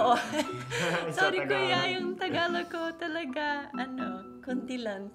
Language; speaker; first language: Filipino; early bilingual, heritage; English